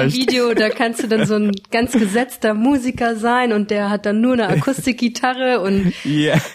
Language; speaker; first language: German; native; German